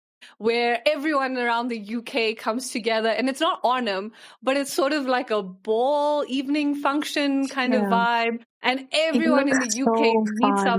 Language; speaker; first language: English; early bilingual, other home language; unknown